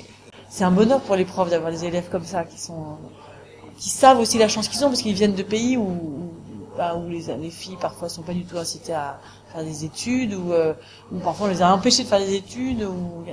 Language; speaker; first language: French; native; French